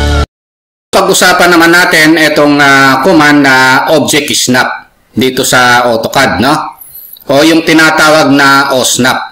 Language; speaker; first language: Filipino; native; Filipino